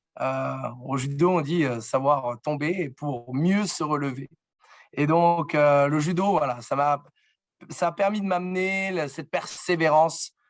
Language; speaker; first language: French; native; French